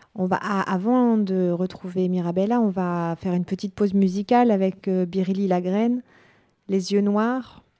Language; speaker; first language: French; native; French